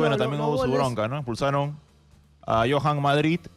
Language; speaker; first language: Spanish; native; Spanish